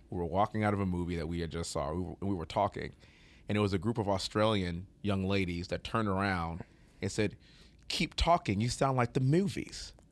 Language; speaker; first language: English; native; English